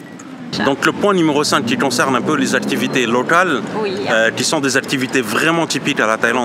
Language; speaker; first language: French; native; French